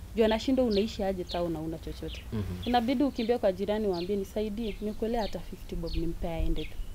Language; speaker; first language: Swahili; non-native, local second language; Kalenjin